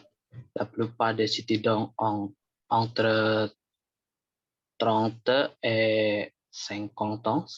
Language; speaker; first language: French; non-native, learner; Indonesian